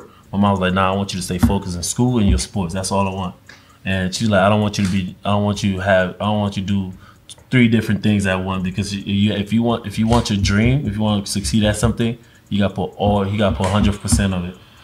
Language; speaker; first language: English; early bilingual, other home language; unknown